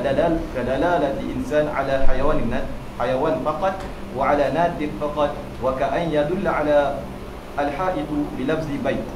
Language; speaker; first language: Arabic; non-native, learner; Malay